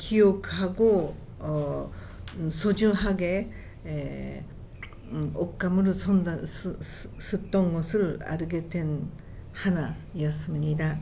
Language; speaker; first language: Korean; non-native, fluent; Japanese